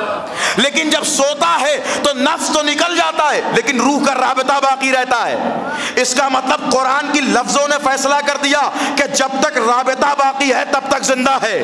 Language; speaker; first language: Urdu; native; Urdu